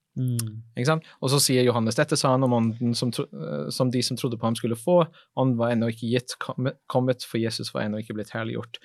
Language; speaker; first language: Norwegian; non-native, fluent; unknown